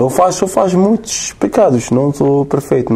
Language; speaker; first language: Portuguese; non-native, learner; French